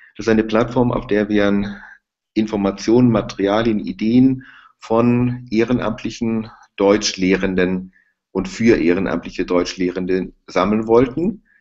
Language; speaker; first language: German; native; German